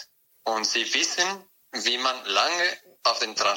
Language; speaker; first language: German; non-native, fluent; French